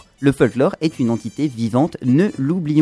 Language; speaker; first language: French; native; French